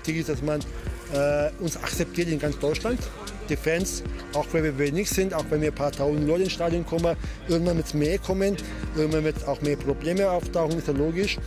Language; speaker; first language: German; non-native, fluent; Turkish